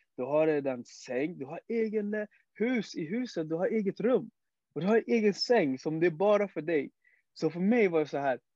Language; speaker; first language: Swedish; early bilingual, other home language; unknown